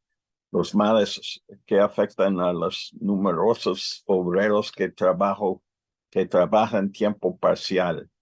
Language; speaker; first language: Spanish; non-native, learner; English